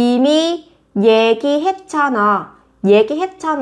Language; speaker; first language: Korean; non-native, fluent; Vietnamese